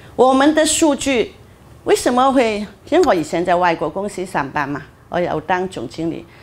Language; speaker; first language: Chinese; non-native, fluent; Cantonese